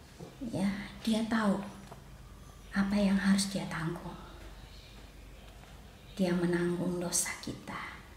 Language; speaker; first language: Indonesian; native; Indonesian